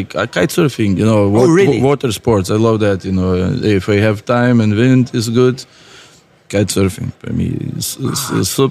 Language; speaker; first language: English; non-native, fluent; Lithuanian